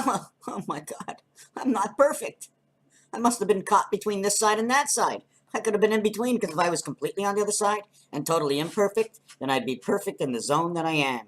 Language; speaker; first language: English; native; English